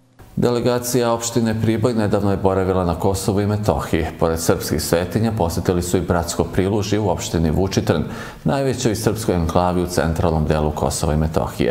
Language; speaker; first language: Serbian; native; Serbian